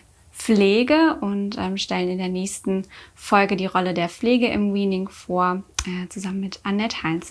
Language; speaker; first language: German; native; German